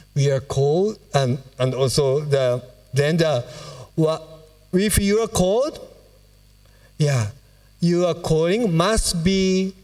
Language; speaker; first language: English; non-native, fluent; Japanese